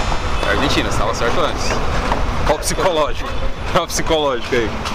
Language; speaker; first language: Portuguese; native; Portuguese